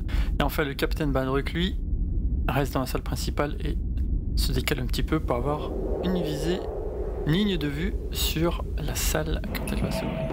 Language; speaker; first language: French; native; French